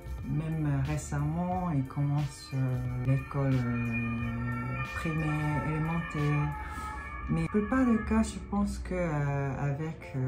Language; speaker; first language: French; non-native, fluent; Japanese